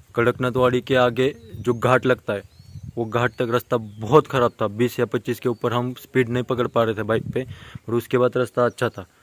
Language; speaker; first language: Hindi; non-native, local second language; Marathi